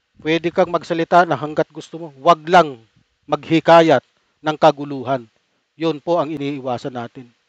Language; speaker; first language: Filipino; native; Filipino